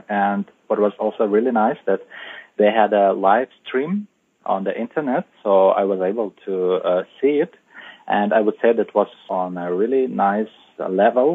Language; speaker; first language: English; non-native, fluent; Uzbek